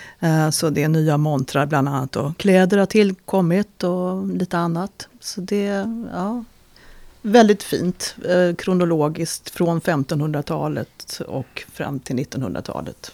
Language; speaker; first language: Swedish; native; Swedish